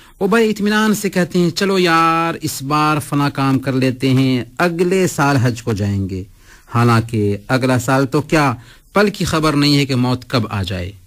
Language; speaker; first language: Urdu; native; Urdu